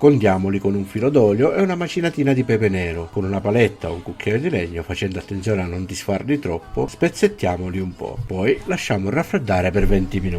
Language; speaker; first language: Italian; native; Italian